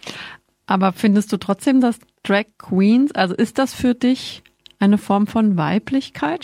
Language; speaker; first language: German; native; German